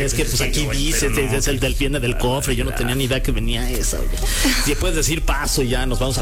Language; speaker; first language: Spanish; native; Spanish